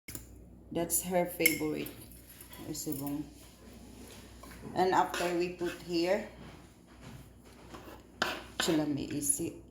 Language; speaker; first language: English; non-native, local second language; Cebuano